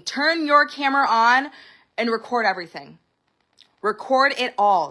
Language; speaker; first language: English; native; English